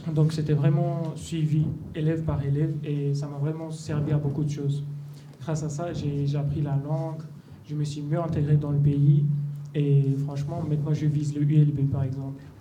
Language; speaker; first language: French; non-native, fluent; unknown